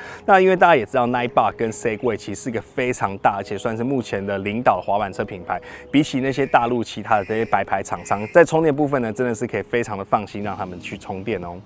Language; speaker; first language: Chinese; native; Chinese